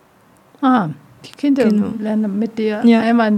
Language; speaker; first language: German; non-native, learner; Chinese